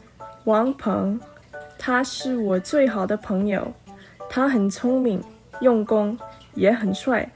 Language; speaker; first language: Chinese; non-native, learner; English